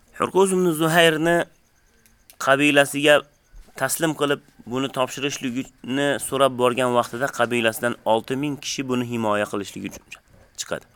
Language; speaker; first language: Uzbek; native; Uzbek